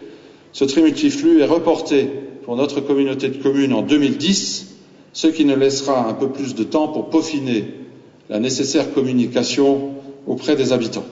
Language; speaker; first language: French; native; French